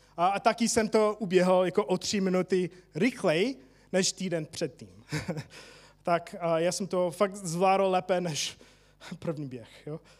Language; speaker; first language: Czech; non-native, fluent; English